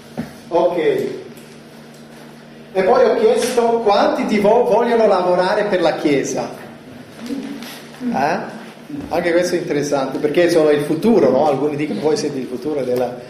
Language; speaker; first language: Italian; non-native, fluent; German